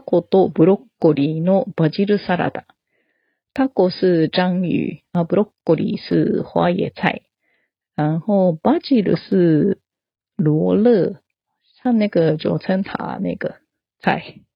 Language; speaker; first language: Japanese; non-native, fluent; Chinese